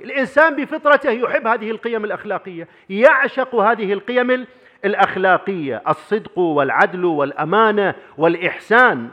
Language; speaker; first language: Arabic; native; Arabic